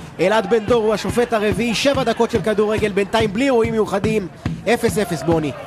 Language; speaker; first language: Hebrew; native; Hebrew